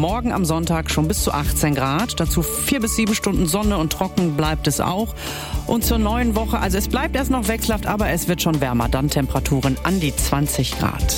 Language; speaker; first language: German; native; German